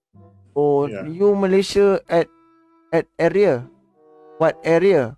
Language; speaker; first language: English; non-native, learner; Malay